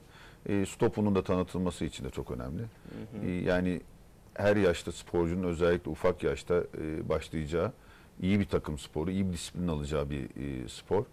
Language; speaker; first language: Turkish; native; Turkish